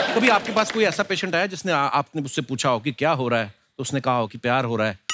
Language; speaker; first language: Hindi; native; Hindi